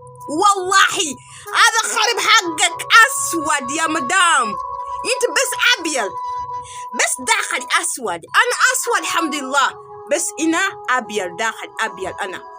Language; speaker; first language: Arabic; non-native, learner; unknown